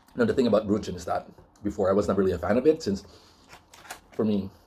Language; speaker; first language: English; non-native, local second language; Cebuano